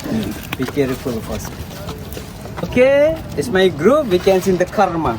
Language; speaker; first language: English; non-native, learner; Indonesian